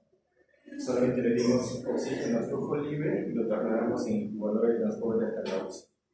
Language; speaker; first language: Spanish; native; Spanish